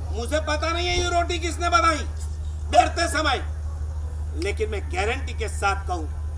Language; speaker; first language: Hindi; non-native, local second language; Gujarati